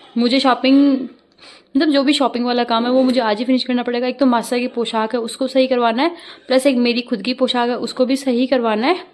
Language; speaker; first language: Hindi; non-native, local second language; Rajasthani